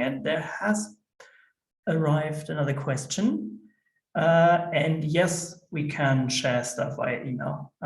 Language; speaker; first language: English; non-native, fluent; German